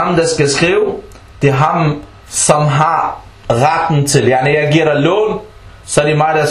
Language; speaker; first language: Danish; early bilingual, other home language; Arabic